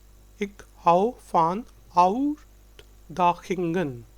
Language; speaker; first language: Dutch; non-native, fluent; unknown